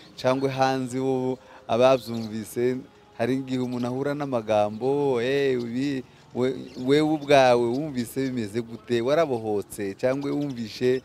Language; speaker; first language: Kinyarwanda; early bilingual, heritage; Kinyarwanda